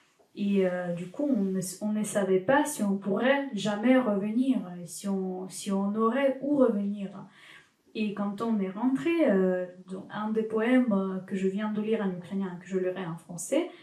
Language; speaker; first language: French; non-native, fluent; Ukrainian